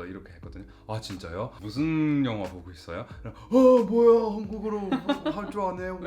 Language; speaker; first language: Korean; non-native, fluent; English